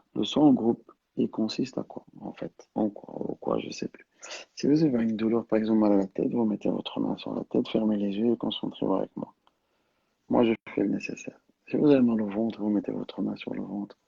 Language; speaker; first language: French; non-native, local second language; Arabic